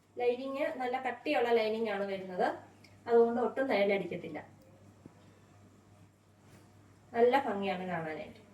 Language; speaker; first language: Malayalam; native; Malayalam